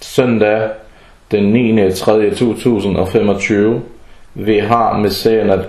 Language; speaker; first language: Danish; early bilingual, other home language; Arabic